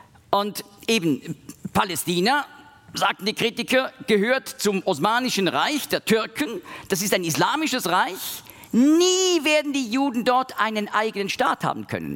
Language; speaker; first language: German; native; German